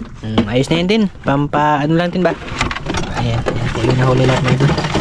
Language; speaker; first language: Filipino; non-native, local second language; Cebuano